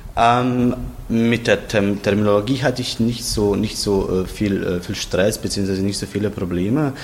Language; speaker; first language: German; non-native, fluent; Croatian